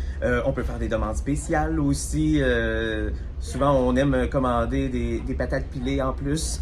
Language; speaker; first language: French; native; French